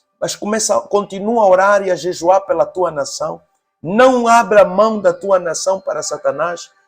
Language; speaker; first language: Portuguese; native; Portuguese